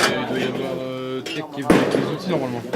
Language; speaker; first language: French; native; French